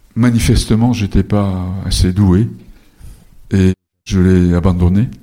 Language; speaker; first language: French; non-native, fluent; Japanese